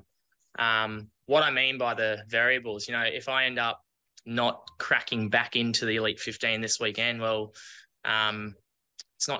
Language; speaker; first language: English; native; English